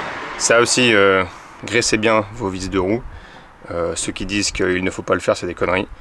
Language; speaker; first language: French; native; French